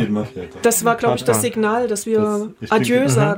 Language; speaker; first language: German; native; German